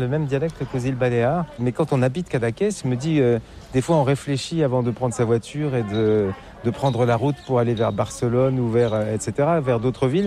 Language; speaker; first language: French; native; French